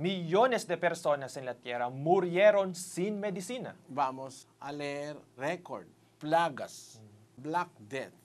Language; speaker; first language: Spanish; non-native, fluent; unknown